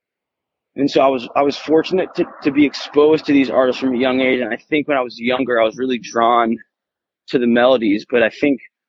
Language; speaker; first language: English; native; English